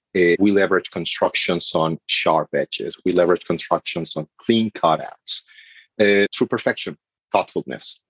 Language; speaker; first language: English; non-native, fluent; Spanish